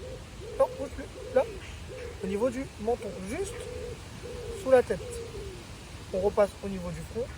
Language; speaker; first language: French; native; French